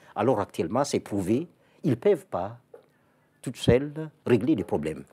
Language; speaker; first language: French; non-native, local second language; Malagasy